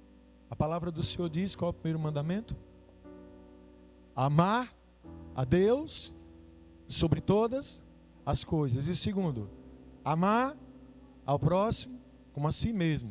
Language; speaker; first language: Portuguese; native; Portuguese